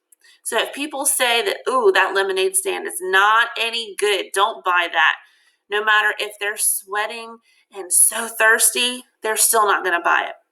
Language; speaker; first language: English; native; English